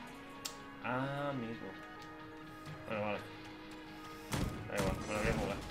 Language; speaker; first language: Spanish; native; Spanish